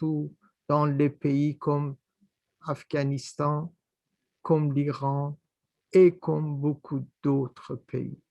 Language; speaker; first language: French; non-native, fluent; Persian